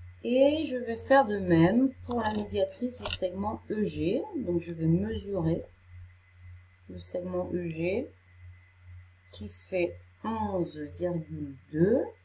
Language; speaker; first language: French; native; French